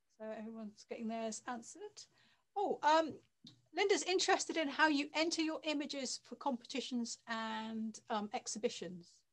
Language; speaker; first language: English; native; English